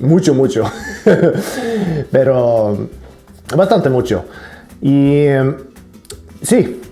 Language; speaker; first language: Spanish; non-native, learner; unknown